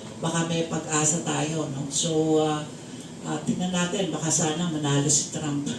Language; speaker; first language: Filipino; native; Filipino